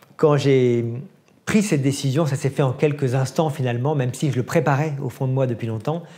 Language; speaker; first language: French; native; French